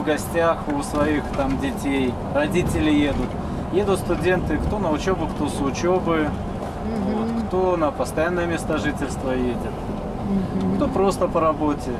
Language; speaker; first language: Russian; native; Russian